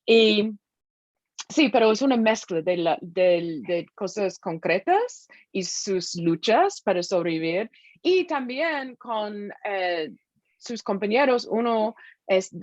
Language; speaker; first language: Spanish; non-native, fluent; English